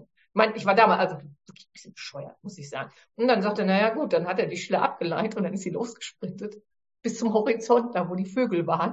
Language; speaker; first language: German; native; German